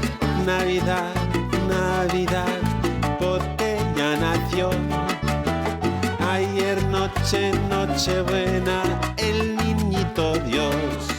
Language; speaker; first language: Spanish; non-native, fluent; English